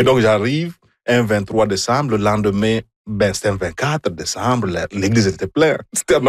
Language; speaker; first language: French; non-native, fluent; Igbo